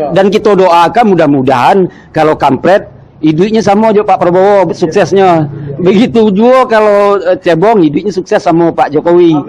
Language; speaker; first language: Indonesian; non-native, local second language; Minangkabau